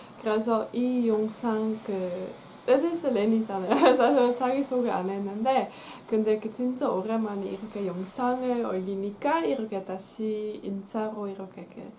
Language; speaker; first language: Korean; non-native, fluent; Dutch